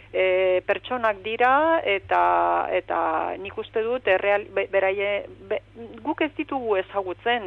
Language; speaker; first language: Basque; non-native, fluent; Romanian